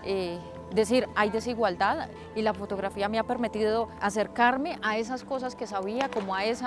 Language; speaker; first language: Spanish; native; Spanish